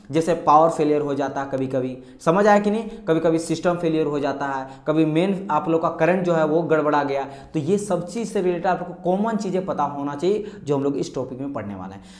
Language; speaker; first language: Hindi; non-native, local second language; Marathi